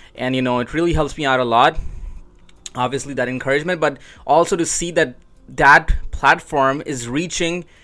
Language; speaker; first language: English; non-native, local second language; Urdu